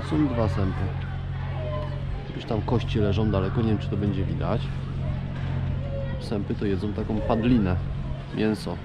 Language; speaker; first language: Polish; native; Polish